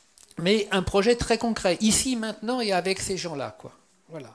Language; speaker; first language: French; native; French